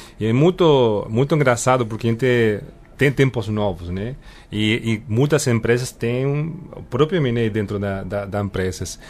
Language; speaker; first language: Portuguese; non-native, fluent; Spanish